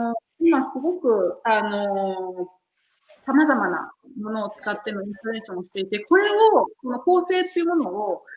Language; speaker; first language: Japanese; native; Japanese